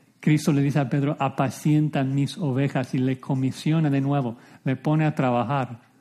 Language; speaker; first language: Spanish; non-native, fluent; English